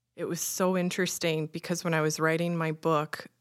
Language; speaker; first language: English; native; English